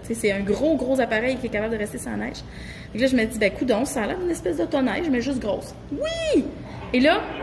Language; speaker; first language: French; native; French